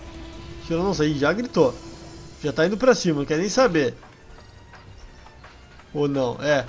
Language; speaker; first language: Portuguese; native; Portuguese